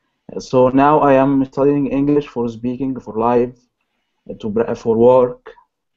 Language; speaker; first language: English; non-native, learner; Arabic